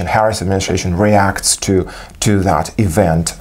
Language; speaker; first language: English; non-native, fluent; Ukrainian